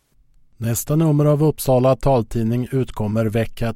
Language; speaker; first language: Swedish; native; Swedish